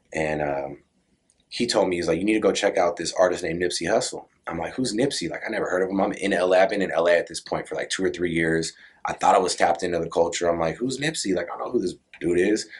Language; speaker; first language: English; native; English